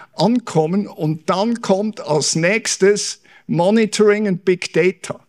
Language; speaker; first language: German; native; German